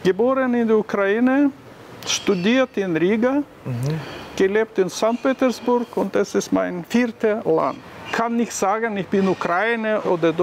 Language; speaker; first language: German; non-native, learner; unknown